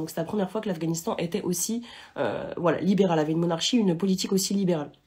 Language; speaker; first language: French; native; French